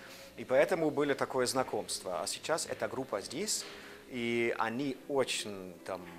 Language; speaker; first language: Russian; non-native, fluent; German